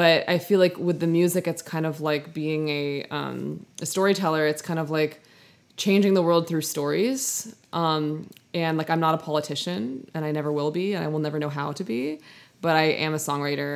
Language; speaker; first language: English; native; English